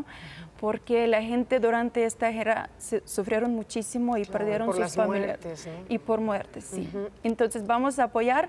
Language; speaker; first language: Spanish; non-native, learner; Ukrainian